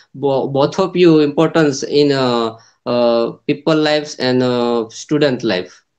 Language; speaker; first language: English; non-native, local second language; Gujarati